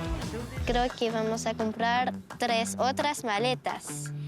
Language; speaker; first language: Spanish; non-native, learner; French